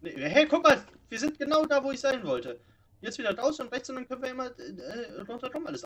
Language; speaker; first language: German; native; German